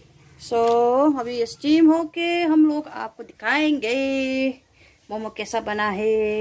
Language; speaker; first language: Hindi; non-native, local second language; Nepali